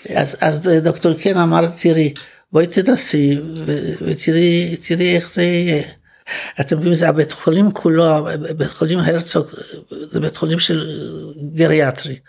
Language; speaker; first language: Hebrew; non-native, fluent; Polish